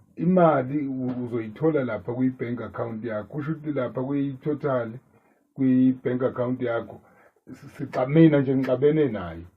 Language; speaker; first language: Zulu; native; Zulu